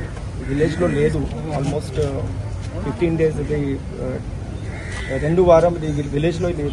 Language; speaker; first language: Telugu; non-native, local second language; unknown